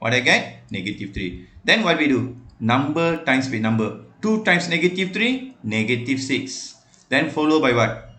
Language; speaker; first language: English; non-native, local second language; Malay